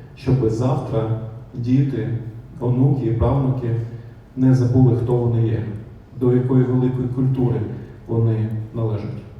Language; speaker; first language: Ukrainian; non-native, local second language; Russian